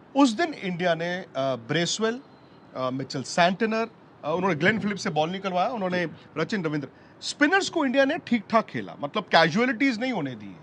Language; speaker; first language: Hindi; native; Hindi